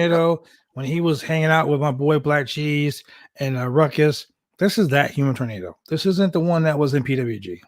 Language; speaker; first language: English; native; English